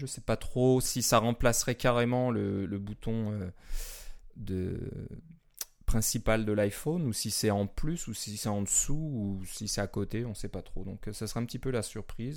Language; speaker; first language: French; native; French